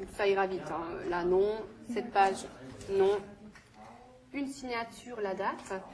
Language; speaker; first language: French; native; French